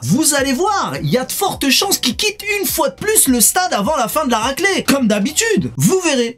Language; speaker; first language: French; native; French